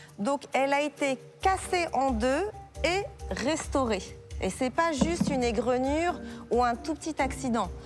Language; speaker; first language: French; native; French